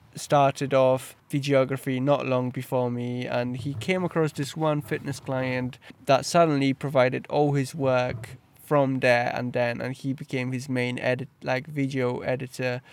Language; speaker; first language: English; early bilingual, other home language; Polish